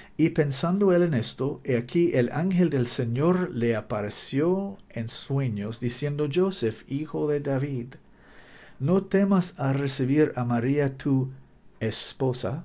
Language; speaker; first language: Spanish; non-native, learner; English